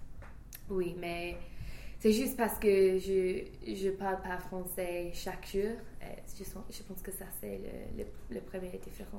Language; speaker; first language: French; non-native, fluent; English